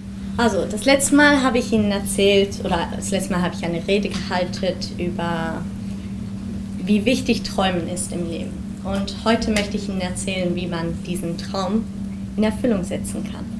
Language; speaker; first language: German; early bilingual, heritage; German